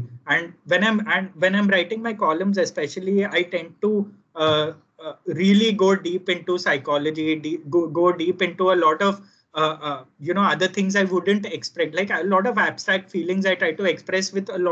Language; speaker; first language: English; non-native, local second language; Gujarati